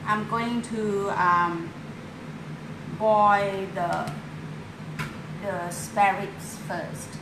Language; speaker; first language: English; non-native, learner; Thai